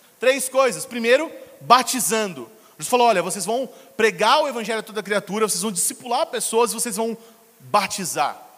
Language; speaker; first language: Portuguese; native; Portuguese